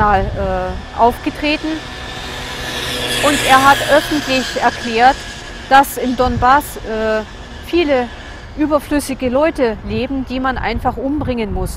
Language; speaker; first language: German; non-native, fluent; Russian